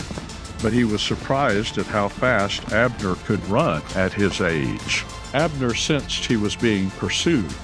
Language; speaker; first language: English; native; English